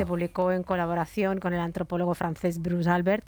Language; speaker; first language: Spanish; native; Spanish